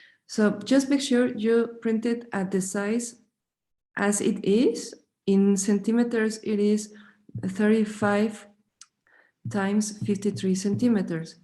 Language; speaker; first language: English; non-native, fluent; Spanish